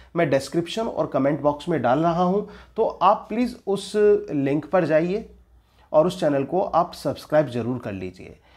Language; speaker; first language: Hindi; native; Hindi